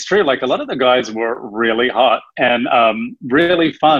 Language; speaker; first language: English; native; English